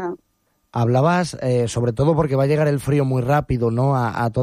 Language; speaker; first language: Spanish; native; Spanish